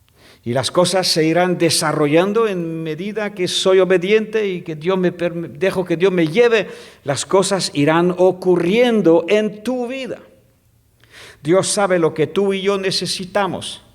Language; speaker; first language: Spanish; non-native, fluent; French